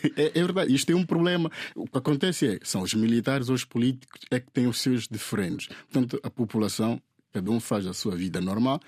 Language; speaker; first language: Portuguese; non-native, local second language; Upper Guinea Crioulo